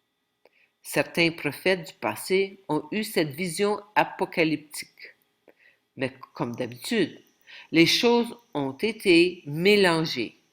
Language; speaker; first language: French; native; French